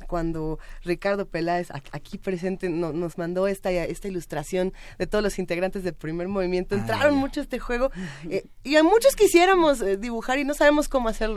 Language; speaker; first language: Spanish; native; Spanish